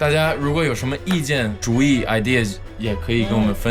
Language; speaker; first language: Chinese; non-native, local second language; English